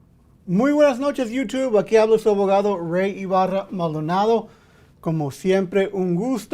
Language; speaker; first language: Spanish; early bilingual, heritage; English